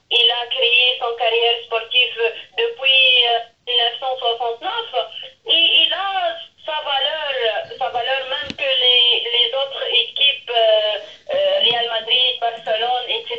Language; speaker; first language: French; non-native, local second language; Arabic